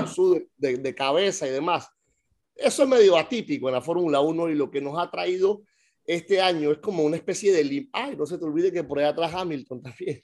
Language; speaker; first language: Spanish; native; Spanish